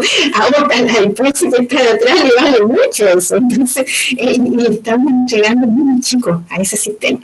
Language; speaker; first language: Spanish; native; Spanish